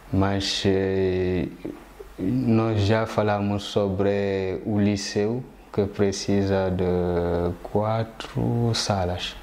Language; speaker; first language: Portuguese; non-native, fluent; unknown